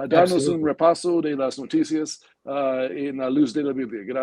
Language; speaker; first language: Spanish; non-native, fluent; English